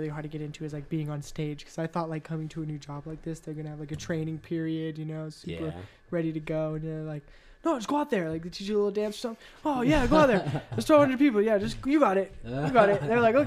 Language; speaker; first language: English; native; English